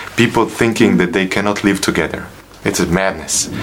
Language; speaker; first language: English; non-native, fluent; Bosnian